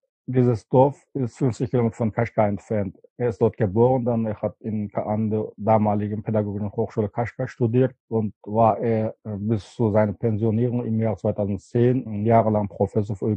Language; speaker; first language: German; non-native, fluent; Uyghur